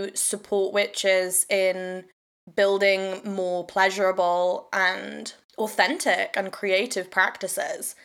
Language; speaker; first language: English; native; English